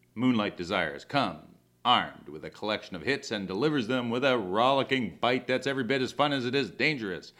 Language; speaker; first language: English; early bilingual, other home language; French